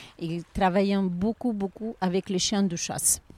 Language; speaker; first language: French; non-native, learner; Ukrainian